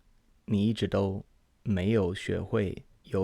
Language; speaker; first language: Chinese; non-native, fluent; English